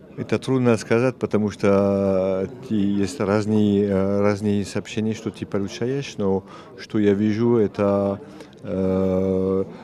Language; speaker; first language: Russian; non-native, learner; French